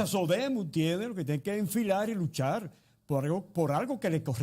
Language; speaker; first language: Spanish; native; Spanish